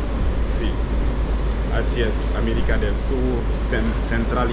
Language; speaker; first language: Spanish; non-native, learner; French